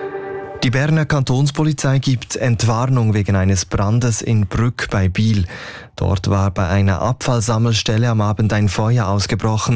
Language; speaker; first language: German; native; German